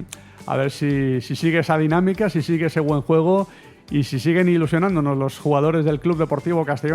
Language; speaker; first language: Spanish; native; Spanish